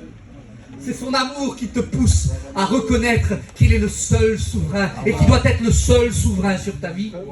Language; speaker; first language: French; native; French